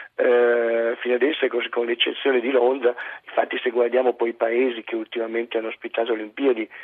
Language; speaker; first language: Italian; native; Italian